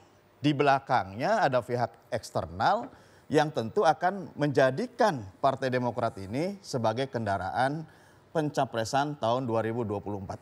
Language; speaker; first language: Indonesian; native; Indonesian